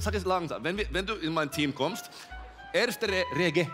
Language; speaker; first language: German; non-native, learner; Finnish